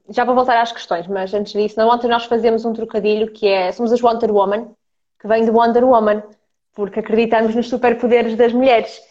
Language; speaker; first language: Portuguese; early bilingual, other home language; Ukrainian